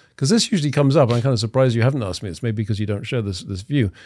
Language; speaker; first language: English; native; English